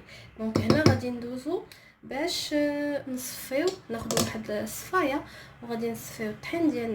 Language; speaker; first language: Arabic; native; Arabic